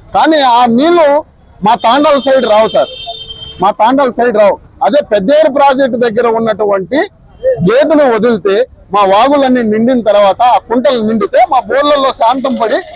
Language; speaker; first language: Telugu; non-native, local second language; Lambadi